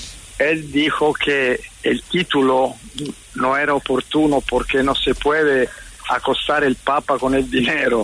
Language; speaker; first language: Spanish; non-native, fluent; Italian